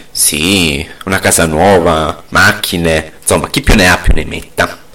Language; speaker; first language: Italian; native; Italian